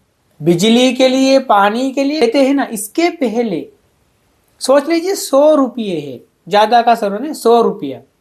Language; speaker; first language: Hindi; non-native, fluent; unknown